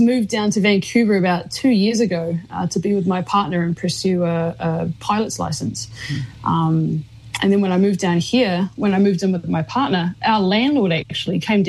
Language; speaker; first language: English; native; English